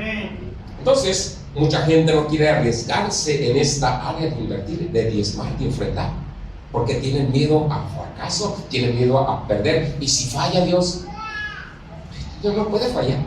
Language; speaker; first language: Spanish; native; Spanish